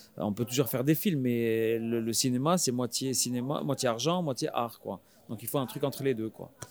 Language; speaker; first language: French; non-native, local second language; Arabic